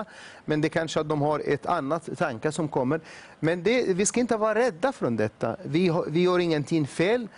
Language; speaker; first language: Swedish; non-native, fluent; Arabic